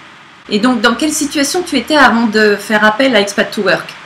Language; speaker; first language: French; native; French